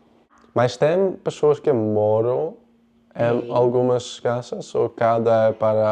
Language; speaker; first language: Portuguese; non-native, learner; English